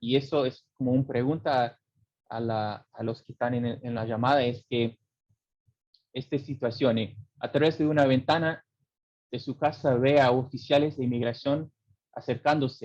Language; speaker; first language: Spanish; early bilingual, heritage; English